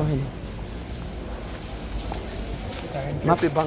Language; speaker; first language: Arabic; non-native, learner; Filipino